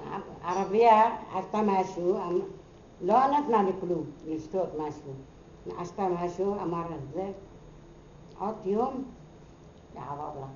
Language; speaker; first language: Hebrew; non-native, learner; Arabic